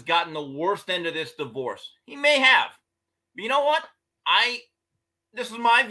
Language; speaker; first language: English; native; English